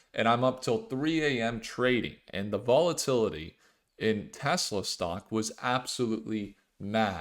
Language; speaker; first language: English; native; English